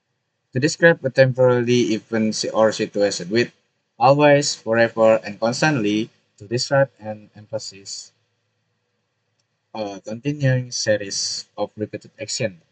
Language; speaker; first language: English; non-native, learner; Indonesian